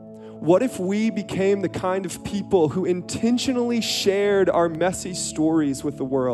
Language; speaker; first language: English; native; English